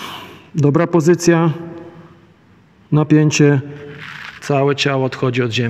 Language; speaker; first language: Polish; native; Polish